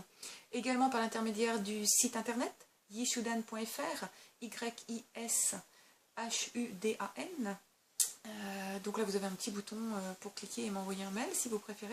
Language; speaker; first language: French; native; French